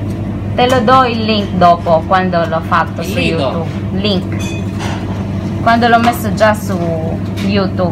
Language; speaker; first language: Italian; non-native, learner; Filipino